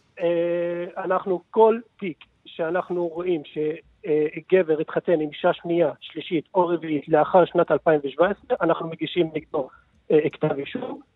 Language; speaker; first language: Hebrew; non-native, local second language; Arabic